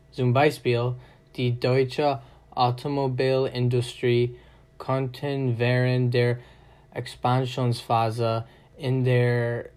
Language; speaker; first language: German; non-native, learner; English